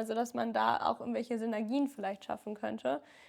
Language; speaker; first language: German; native; German